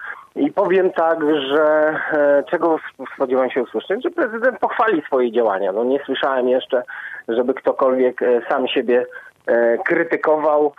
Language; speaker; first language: Polish; native; Polish